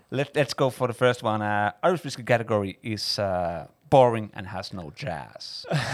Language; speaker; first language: English; non-native, fluent; Finnish